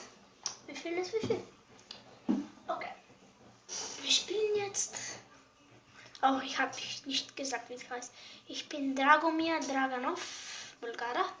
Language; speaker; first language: German; non-native, learner; Bulgarian